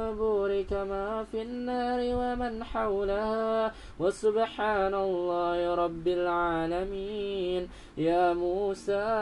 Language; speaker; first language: Arabic; non-native, learner; Indonesian